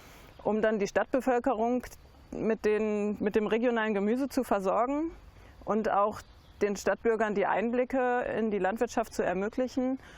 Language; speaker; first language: German; native; German